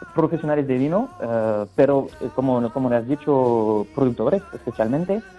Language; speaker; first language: Spanish; non-native, fluent; French